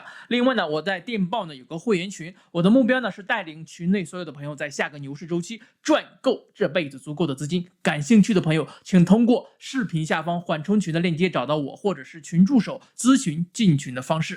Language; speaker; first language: Chinese; native; Chinese